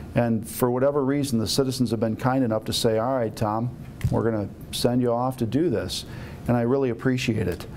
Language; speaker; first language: English; native; English